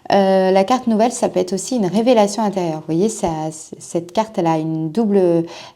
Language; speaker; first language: French; native; French